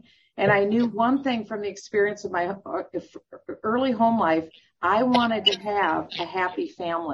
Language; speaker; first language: English; native; English